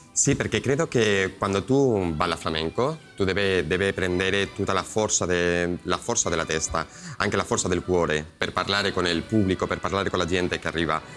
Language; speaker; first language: Italian; non-native, learner; Spanish